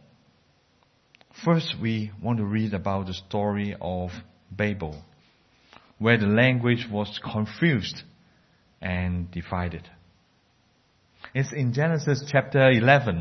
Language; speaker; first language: English; non-native, fluent; Cantonese